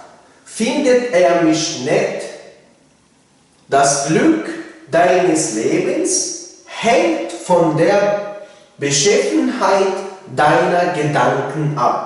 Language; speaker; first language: German; non-native, fluent; Tajik